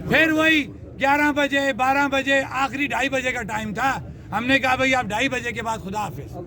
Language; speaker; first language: Urdu; non-native, local second language; Punjabi